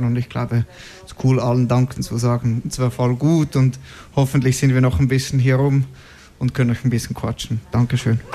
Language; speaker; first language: German; native; German